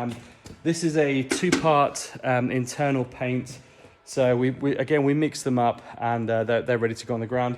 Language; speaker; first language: English; native; English